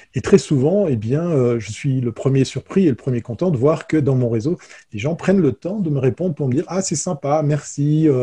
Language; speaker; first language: French; native; French